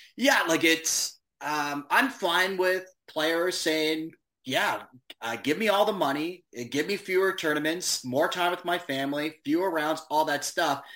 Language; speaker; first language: English; native; English